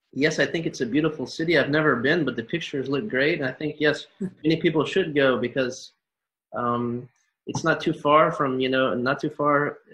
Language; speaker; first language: English; native; English